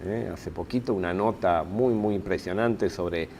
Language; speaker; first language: Spanish; native; Spanish